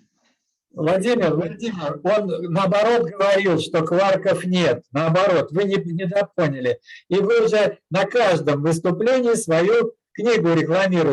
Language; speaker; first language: Russian; native; Russian